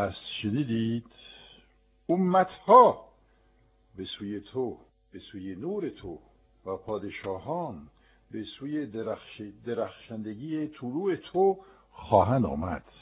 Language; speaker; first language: Persian; non-native, fluent; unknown